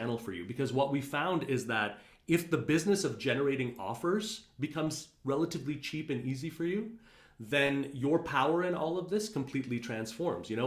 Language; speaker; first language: English; native; English